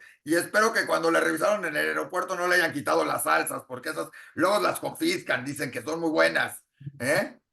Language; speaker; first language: Spanish; native; Spanish